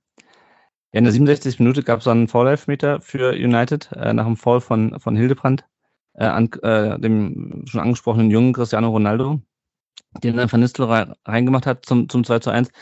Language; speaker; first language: German; native; German